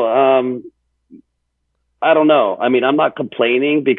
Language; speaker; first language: English; native; English